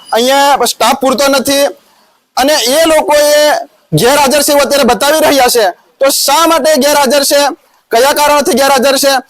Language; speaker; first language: Gujarati; non-native, local second language; Rathawi